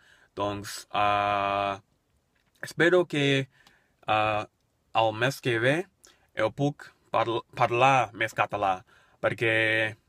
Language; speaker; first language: Catalan; non-native, learner; English